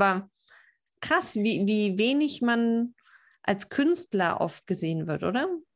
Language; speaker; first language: German; native; German